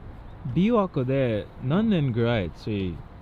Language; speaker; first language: Japanese; non-native, learner; English